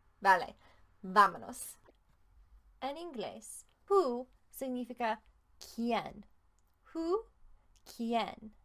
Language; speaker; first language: Spanish; non-native, fluent; English